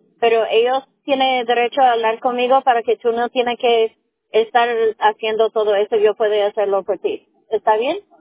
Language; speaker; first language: Spanish; non-native, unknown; English